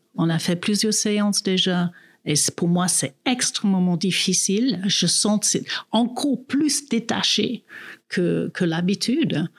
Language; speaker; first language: French; non-native, fluent; English